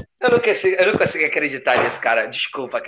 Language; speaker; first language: Portuguese; native; Portuguese